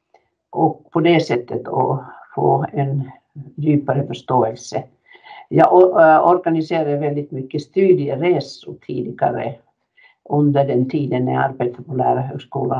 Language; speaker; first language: Swedish; non-native, fluent; Finnish